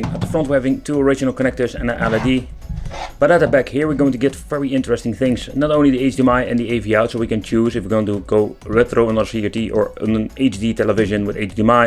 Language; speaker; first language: English; non-native, fluent; Dutch